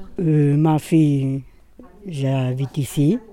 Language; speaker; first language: French; non-native, learner; Portuguese